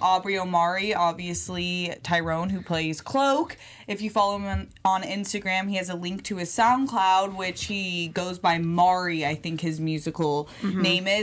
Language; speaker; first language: English; native; English